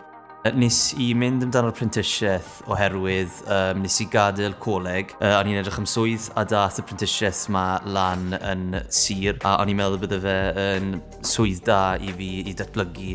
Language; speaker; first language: Welsh; native; Welsh